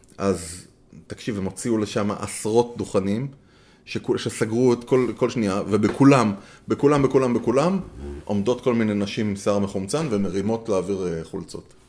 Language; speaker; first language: Hebrew; native; Hebrew